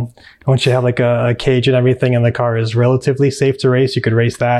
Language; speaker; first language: English; native; English